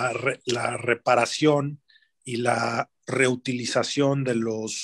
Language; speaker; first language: Spanish; native; Spanish